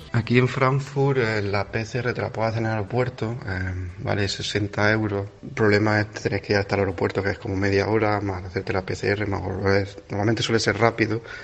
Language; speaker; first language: Spanish; native; Spanish